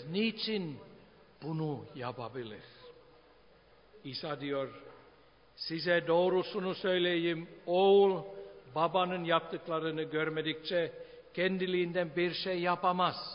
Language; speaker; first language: Turkish; non-native, fluent; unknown